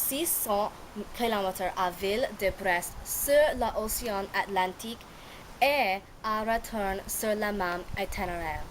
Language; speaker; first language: French; non-native, learner; English